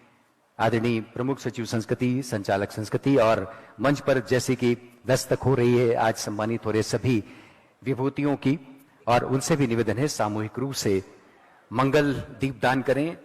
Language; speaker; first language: Hindi; native; Hindi